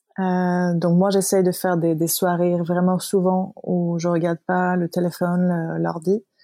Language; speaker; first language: French; non-native, fluent; Swedish